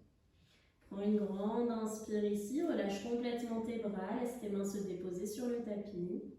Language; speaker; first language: French; native; French